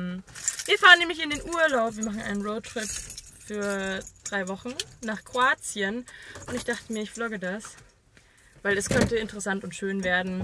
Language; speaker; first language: German; native; German